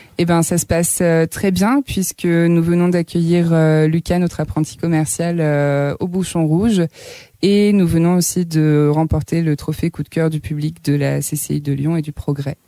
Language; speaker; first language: French; native; French